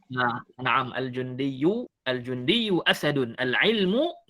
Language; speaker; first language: Arabic; non-native, fluent; Malay